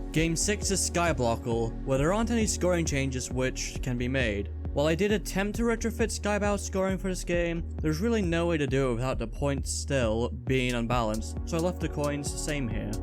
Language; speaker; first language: English; native; English